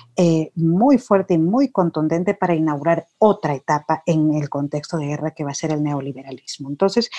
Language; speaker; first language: Spanish; native; Spanish